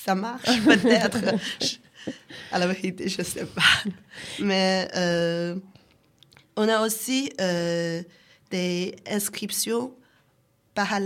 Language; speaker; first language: French; non-native, learner; Chinese